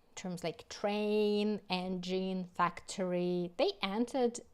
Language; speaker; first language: English; non-native, fluent; Russian